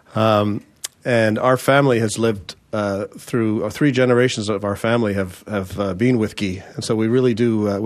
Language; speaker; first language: English; early bilingual, other home language; French